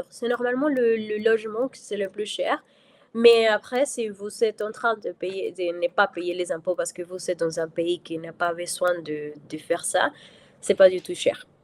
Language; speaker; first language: French; non-native, fluent; Spanish